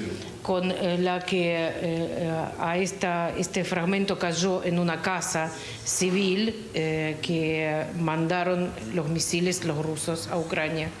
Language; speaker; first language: Spanish; non-native, learner; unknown